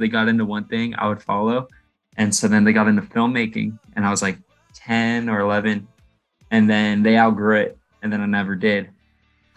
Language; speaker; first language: English; native; English